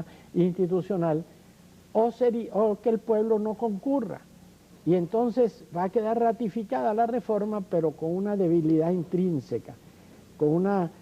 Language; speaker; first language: Spanish; native; Spanish